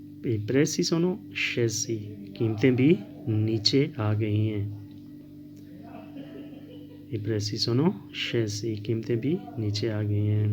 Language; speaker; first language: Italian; non-native, learner; Urdu